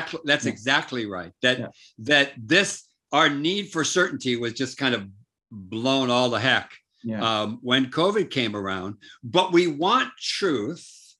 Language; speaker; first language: English; native; English